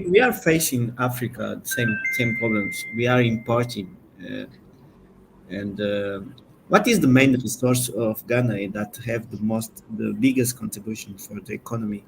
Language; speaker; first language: English; non-native, learner; Portuguese